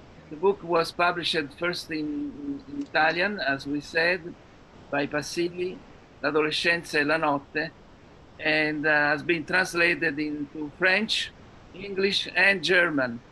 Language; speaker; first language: English; non-native, fluent; Italian